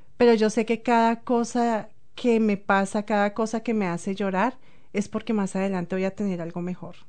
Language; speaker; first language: Spanish; native; Spanish